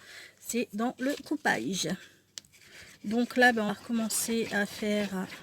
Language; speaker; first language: French; native; French